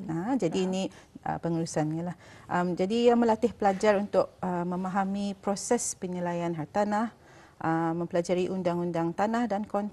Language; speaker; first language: Malay; native; Malay